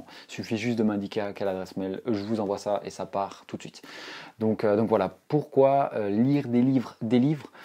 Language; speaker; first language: French; native; French